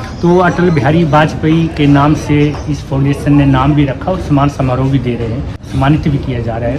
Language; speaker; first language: Hindi; native; Hindi